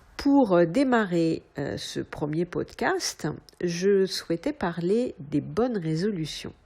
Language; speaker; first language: French; native; French